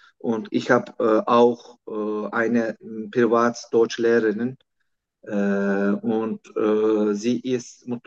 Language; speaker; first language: German; non-native, learner; Turkish